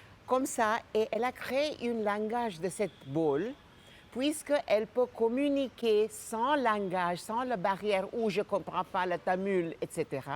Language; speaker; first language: French; non-native, fluent; Gujarati